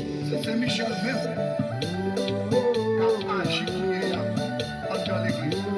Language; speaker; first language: French; non-native, local second language; Haitian Creole